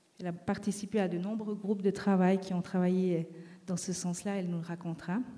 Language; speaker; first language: French; native; French